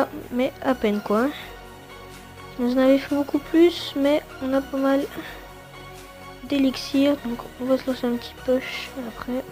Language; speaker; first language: French; native; French